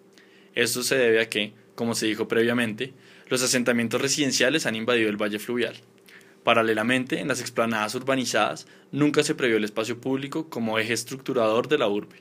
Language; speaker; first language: Spanish; native; Spanish